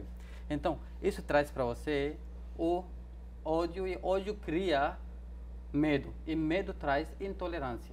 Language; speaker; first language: Portuguese; non-native, fluent; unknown